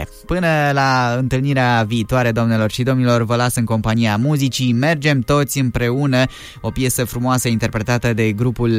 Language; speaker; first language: Romanian; native; Romanian